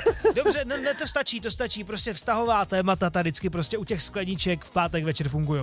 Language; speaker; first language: Czech; native; Czech